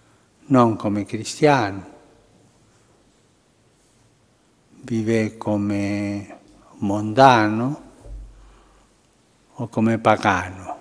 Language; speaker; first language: Italian; early bilingual, heritage; Spanish